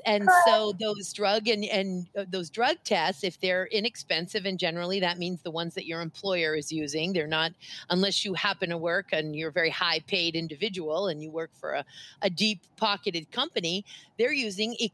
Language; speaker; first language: English; native; English